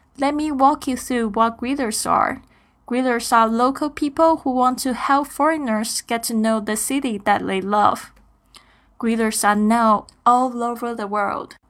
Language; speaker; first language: English; non-native, fluent; Chinese